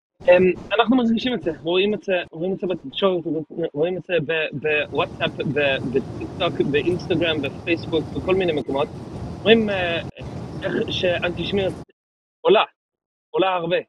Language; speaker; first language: Hebrew; non-native, fluent; English